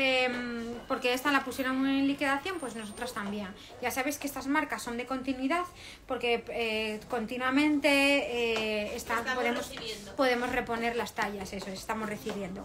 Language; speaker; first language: Spanish; native; Spanish